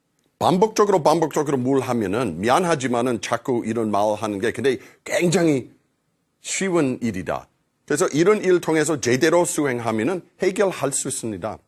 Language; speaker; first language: Korean; non-native, fluent; English